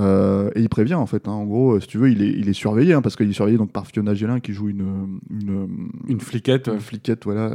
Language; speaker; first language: French; native; French